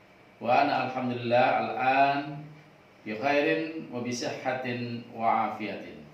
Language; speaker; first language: Arabic; non-native, fluent; Indonesian